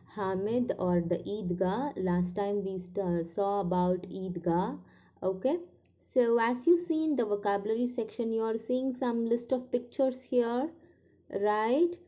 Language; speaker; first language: English; non-native, local second language; Tamil